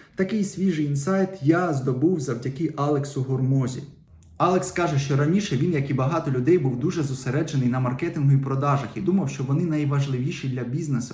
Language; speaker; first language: Ukrainian; native; Ukrainian